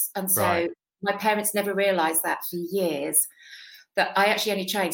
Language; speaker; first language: English; native; English